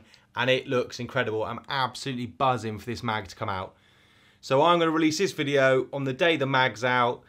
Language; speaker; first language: English; native; English